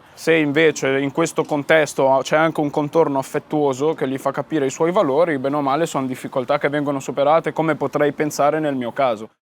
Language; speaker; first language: Italian; early bilingual, other home language; Arabic